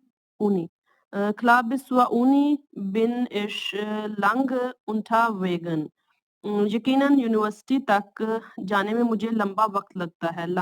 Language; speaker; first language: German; non-native, learner; Urdu